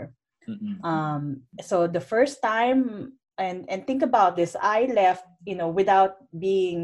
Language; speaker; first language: English; non-native, local second language; Filipino